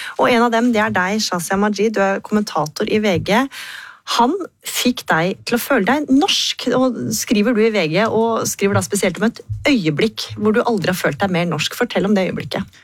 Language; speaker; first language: Norwegian; native; Norwegian